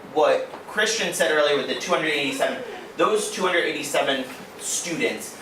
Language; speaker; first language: English; native; English